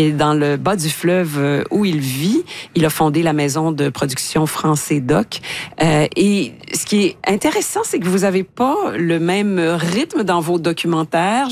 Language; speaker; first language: French; native; French